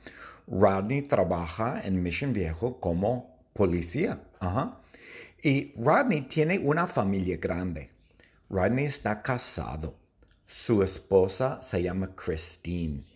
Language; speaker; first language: Spanish; non-native, fluent; English